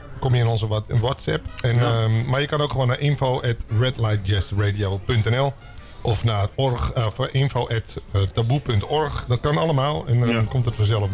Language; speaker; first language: Dutch; native; Dutch